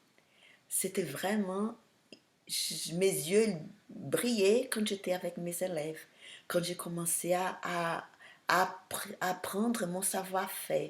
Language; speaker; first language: French; non-native, fluent; Portuguese